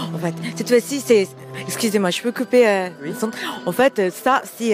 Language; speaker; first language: French; non-native, learner; Japanese